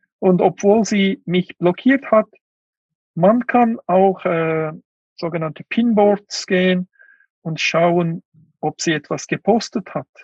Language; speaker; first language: German; non-native, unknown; Uyghur